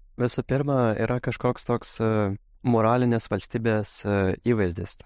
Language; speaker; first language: Lithuanian; non-native, fluent; Russian